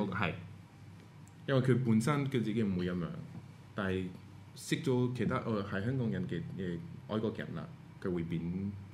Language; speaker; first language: Cantonese; non-native, fluent; French